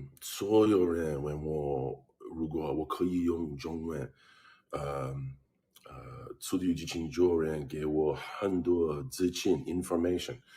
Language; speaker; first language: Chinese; non-native, learner; English